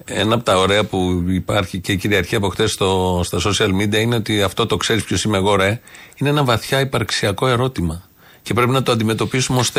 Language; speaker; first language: Greek; native; Greek